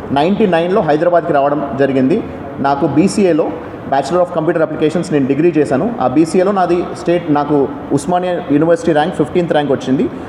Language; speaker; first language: Telugu; native; Telugu